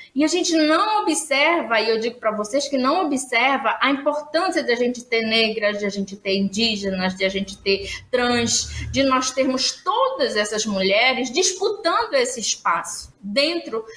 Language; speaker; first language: Portuguese; native; Portuguese